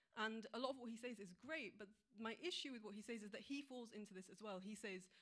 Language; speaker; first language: English; native; English